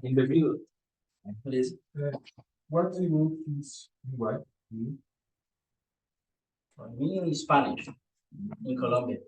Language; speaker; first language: English; non-native, learner; Spanish